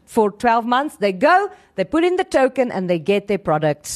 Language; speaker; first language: English; non-native, local second language; Afrikaans